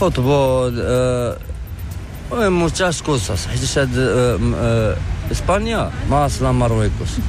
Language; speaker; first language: Spanish; non-native, learner; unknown